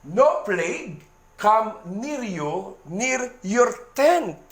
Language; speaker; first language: English; non-native, local second language; Filipino